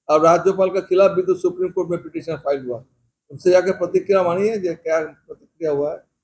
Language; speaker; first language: Hindi; non-native, local second language; Bangla